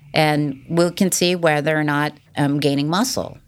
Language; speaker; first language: English; native; English